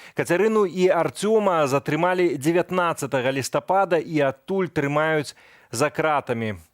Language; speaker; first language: Belarusian; native; Belarusian